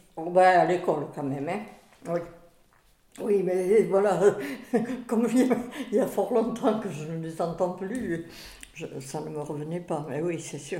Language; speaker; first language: French; native; French